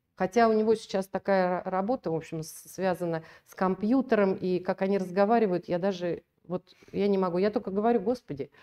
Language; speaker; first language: Russian; native; Russian